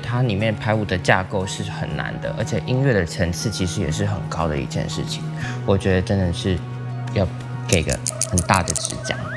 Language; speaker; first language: Chinese; native; Chinese